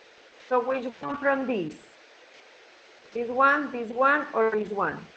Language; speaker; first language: English; non-native, fluent; Spanish